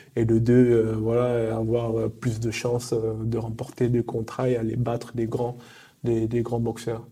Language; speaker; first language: French; early bilingual, other home language; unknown